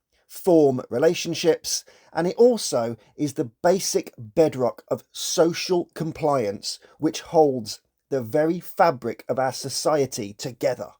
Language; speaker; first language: English; native; English